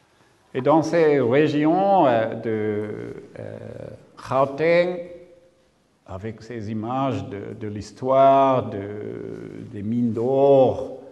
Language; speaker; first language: French; non-native, learner; English